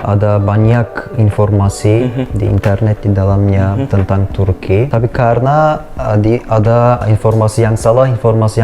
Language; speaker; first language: Indonesian; non-native, learner; Turkish